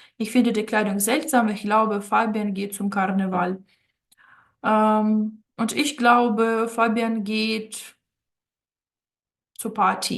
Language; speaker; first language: German; non-native, fluent; Ukrainian